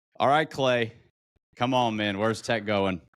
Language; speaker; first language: English; native; English